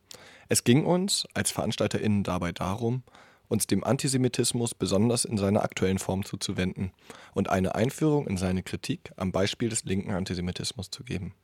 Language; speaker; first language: German; native; German